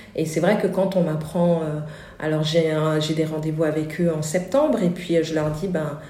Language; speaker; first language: French; native; French